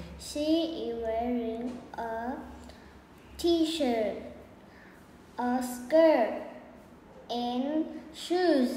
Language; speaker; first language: English; non-native, learner; Vietnamese